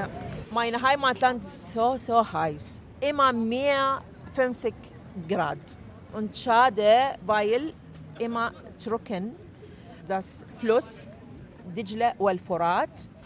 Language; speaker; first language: German; non-native, learner; Arabic